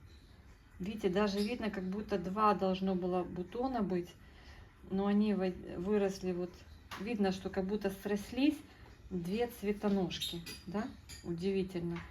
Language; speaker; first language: Russian; native; Russian